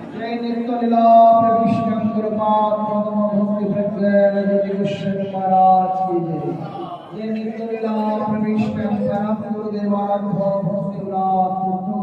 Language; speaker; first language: Hindi; non-native, local second language; Bangla